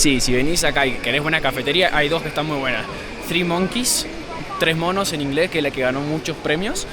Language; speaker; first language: Spanish; native; Spanish